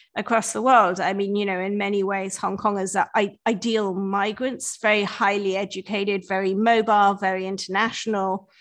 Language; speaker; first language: English; native; English